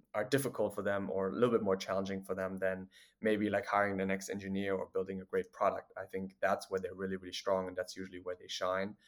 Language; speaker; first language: English; non-native, fluent; German